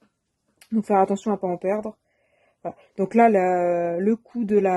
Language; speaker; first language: French; native; French